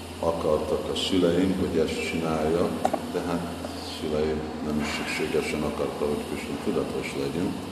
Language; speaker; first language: Hungarian; non-native, fluent; English